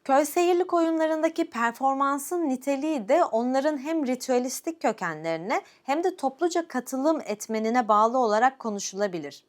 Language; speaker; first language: Turkish; native; Turkish